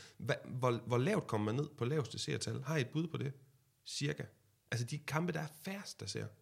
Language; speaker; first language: Danish; native; Danish